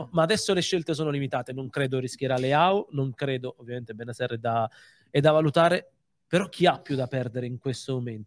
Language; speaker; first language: Italian; native; Italian